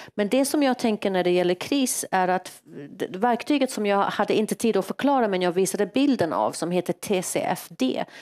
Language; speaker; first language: Swedish; non-native, fluent; English